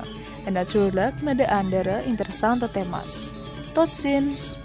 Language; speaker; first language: Dutch; non-native, learner; Indonesian